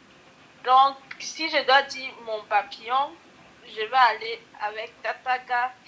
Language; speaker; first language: French; non-native, learner; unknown